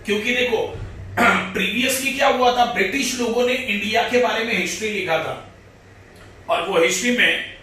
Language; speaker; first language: Hindi; non-native, local second language; Marathi